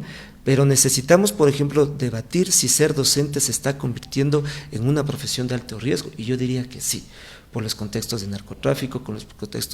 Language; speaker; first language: Spanish; native; Spanish